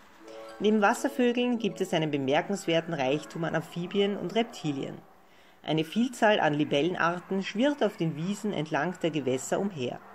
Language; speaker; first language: German; native; German